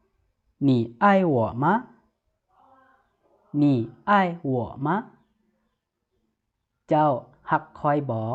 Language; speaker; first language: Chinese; non-native, fluent; Lao